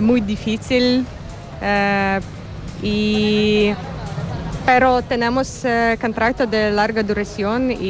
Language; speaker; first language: Spanish; non-native, learner; Ukrainian